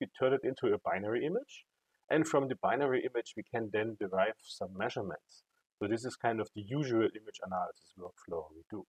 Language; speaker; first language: English; non-native, fluent; German